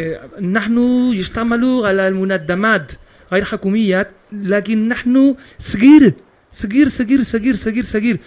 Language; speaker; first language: Arabic; non-native, learner; Spanish